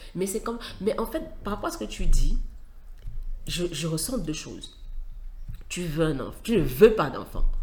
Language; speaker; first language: French; native; French